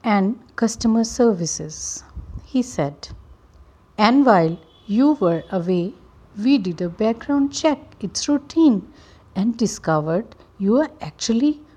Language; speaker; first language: English; non-native, local second language; Punjabi